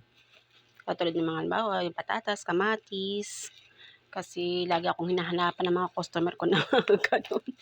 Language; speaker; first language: Filipino; native; Filipino